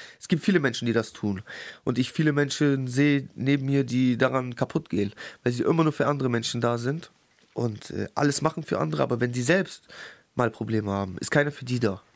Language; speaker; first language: German; early bilingual, other home language; Russian